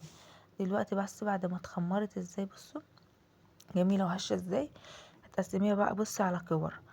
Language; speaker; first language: Arabic; native; Arabic